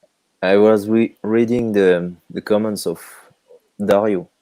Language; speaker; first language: English; non-native, fluent; French